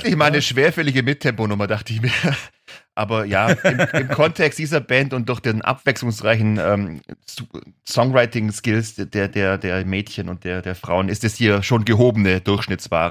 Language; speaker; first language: German; native; German